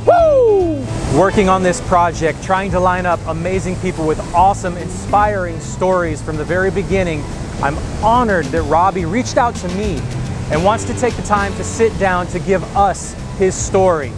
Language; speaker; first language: English; native; English